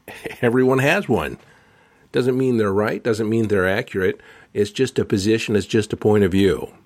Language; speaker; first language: English; native; English